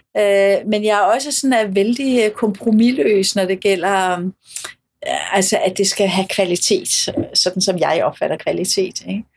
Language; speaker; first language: Danish; native; Danish